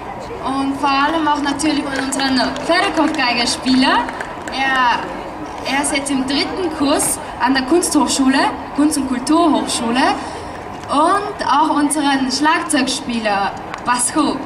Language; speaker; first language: German; non-native, fluent; Mongolian